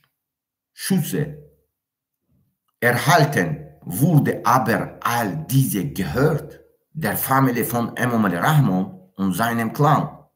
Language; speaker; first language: German; non-native, learner; Tajik